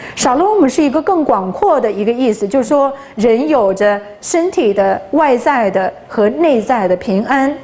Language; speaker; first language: Chinese; native; Chinese